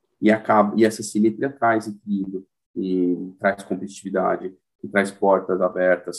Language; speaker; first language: Portuguese; native; Portuguese